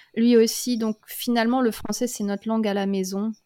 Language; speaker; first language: French; native; French